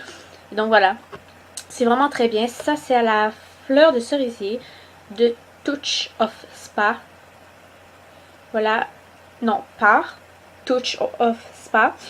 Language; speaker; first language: French; native; French